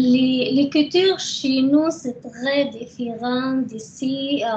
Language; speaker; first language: French; non-native, learner; Arabic